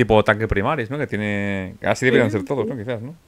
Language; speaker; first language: Spanish; native; Spanish